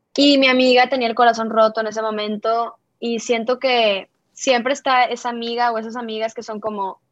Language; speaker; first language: Spanish; native; Spanish